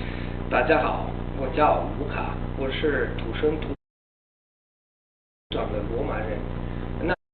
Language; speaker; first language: Chinese; non-native, learner; Italian